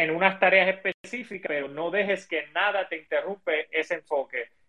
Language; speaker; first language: Spanish; early bilingual, heritage; Spanish